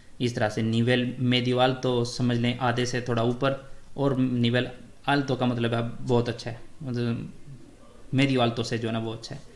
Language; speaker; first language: Urdu; native; Urdu